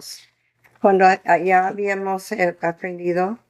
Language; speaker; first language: Spanish; non-native, fluent; English